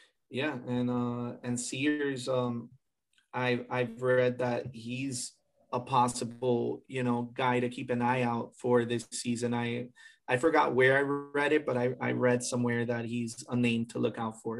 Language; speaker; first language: English; early bilingual, other home language; Spanish